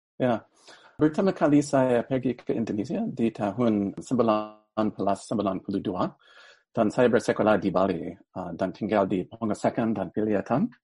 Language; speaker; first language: Indonesian; non-native, learner; English